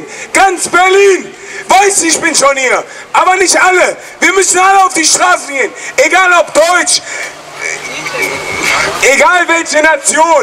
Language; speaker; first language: German; non-native, fluent; Persian